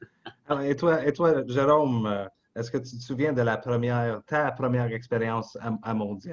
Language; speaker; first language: French; non-native, local second language; English